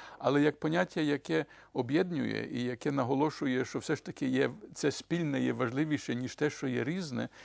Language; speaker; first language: Ukrainian; early bilingual, heritage; Ukrainian